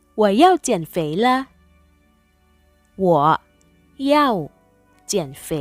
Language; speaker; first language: Chinese; non-native, fluent; Thai